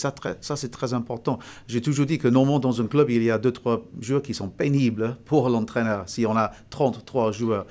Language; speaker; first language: French; non-native, fluent; English